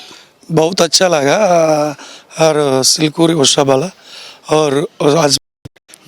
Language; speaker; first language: Hindi; non-native, local second language; Telugu